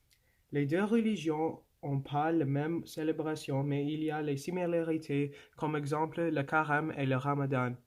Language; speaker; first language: French; non-native, local second language; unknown